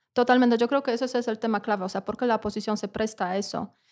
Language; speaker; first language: Spanish; non-native, fluent; Polish